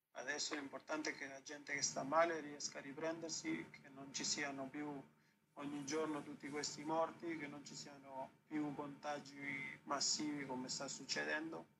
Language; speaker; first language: Italian; non-native, fluent; Spanish